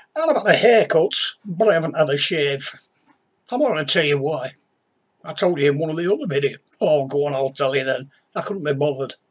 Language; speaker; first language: English; native; English